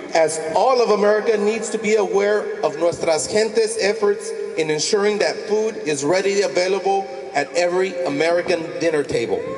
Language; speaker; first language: English; early bilingual, other home language; Spanish